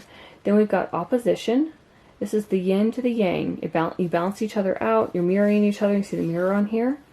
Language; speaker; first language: English; native; English